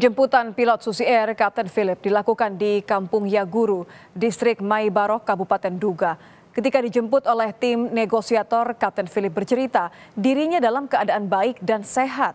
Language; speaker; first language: Indonesian; native; Indonesian